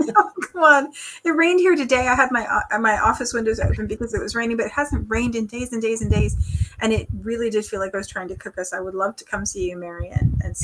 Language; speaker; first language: English; native; English